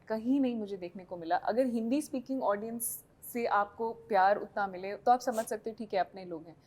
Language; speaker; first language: Hindi; native; Hindi